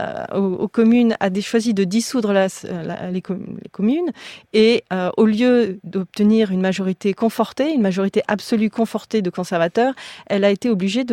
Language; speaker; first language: French; native; French